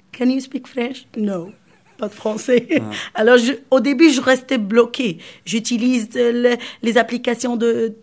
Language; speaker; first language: French; non-native, local second language; Arabic